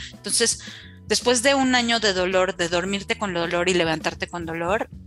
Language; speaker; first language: Spanish; native; Spanish